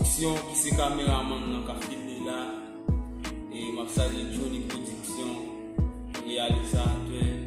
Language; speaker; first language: French; non-native, learner; Haitian Creole